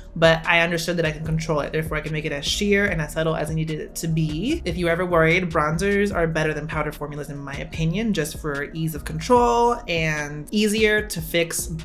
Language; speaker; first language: English; native; English